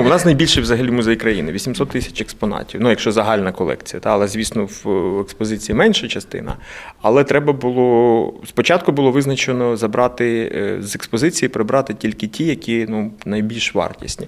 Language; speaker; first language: Ukrainian; native; Ukrainian